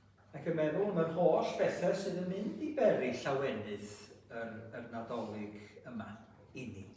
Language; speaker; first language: Welsh; native; Welsh